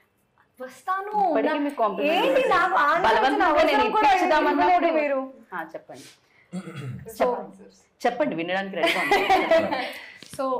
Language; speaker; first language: Telugu; non-native, learner; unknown